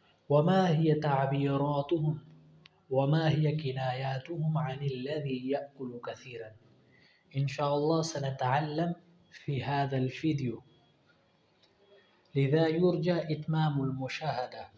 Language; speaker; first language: Arabic; non-native, fluent; Urdu